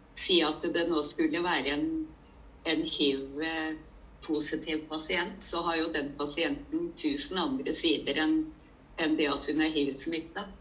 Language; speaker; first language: Norwegian; native; Norwegian